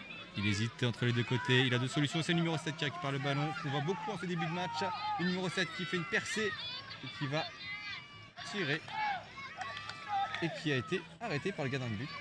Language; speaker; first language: French; native; French